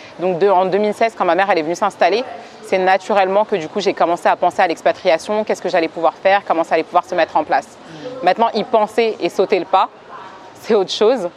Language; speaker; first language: French; native; French